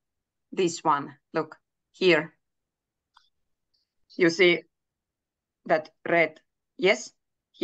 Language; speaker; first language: English; non-native, fluent; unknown